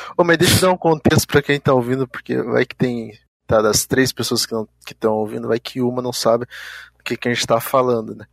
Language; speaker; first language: Portuguese; native; Portuguese